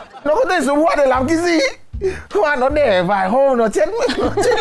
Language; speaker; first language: Vietnamese; non-native, fluent; Yoruba